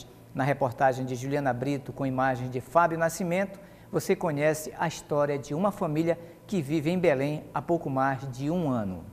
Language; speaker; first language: Portuguese; native; Portuguese